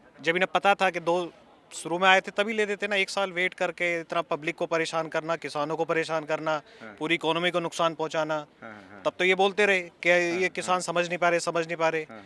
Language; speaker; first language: Hindi; native; Hindi